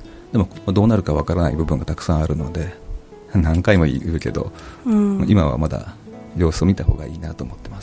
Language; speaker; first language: Japanese; native; Japanese